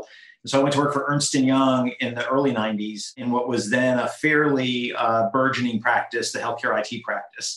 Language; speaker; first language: English; native; English